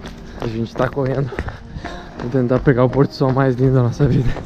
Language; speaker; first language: Portuguese; native; Portuguese